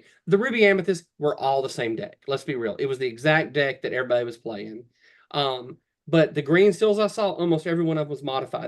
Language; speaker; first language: English; native; English